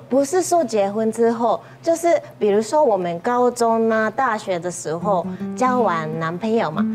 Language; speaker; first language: Chinese; non-native, fluent; Japanese